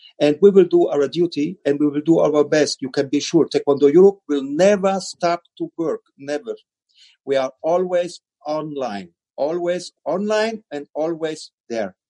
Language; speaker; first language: English; non-native, learner; German